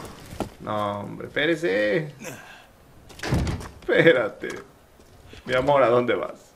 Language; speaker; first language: Spanish; native; Spanish